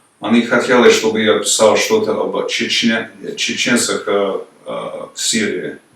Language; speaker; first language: Russian; non-native, fluent; English